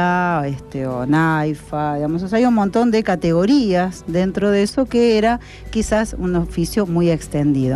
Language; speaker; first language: Spanish; native; Spanish